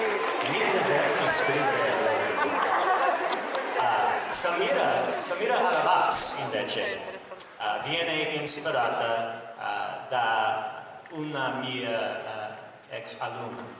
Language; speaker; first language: Italian; non-native, learner; English